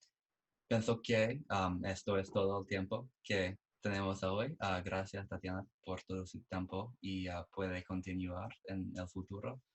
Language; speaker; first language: Spanish; non-native, learner; English